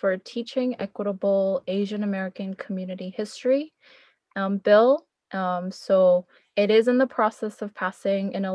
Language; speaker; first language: English; early bilingual, other home language; Korean